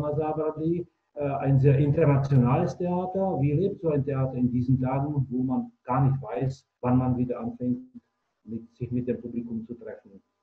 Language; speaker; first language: German; non-native, fluent; Czech